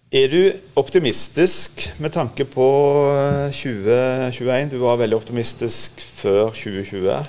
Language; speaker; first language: Norwegian; native; Norwegian